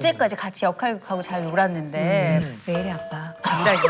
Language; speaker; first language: Korean; native; Korean